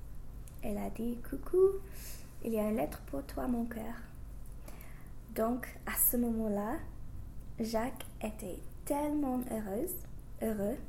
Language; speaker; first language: French; non-native, learner; English